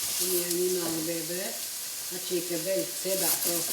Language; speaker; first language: Hebrew; non-native, fluent; Arabic